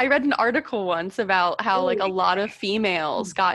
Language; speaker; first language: English; native; English